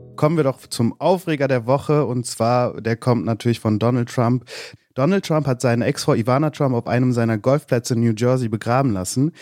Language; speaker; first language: German; native; German